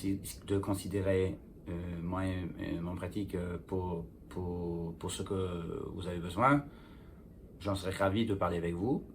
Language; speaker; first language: French; non-native, fluent; English